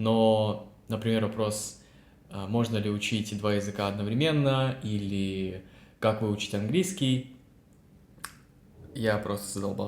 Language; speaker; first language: Russian; native; Russian